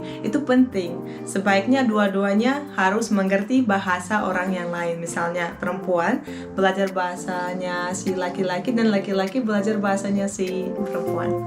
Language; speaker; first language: Indonesian; non-native, fluent; Russian